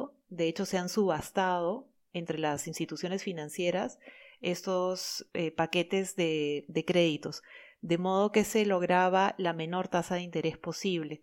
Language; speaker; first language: Spanish; native; Spanish